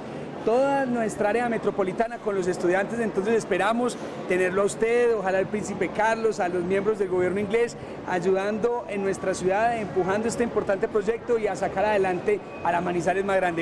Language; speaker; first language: Spanish; native; Spanish